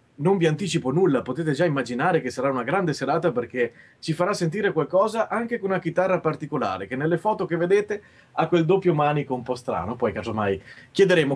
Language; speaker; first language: Italian; native; Italian